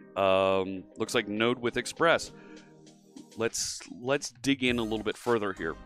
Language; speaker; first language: English; native; English